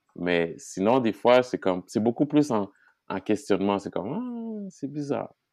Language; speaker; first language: French; non-native, local second language; Haitian Creole